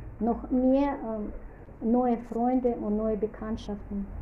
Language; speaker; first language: German; non-native, fluent; Russian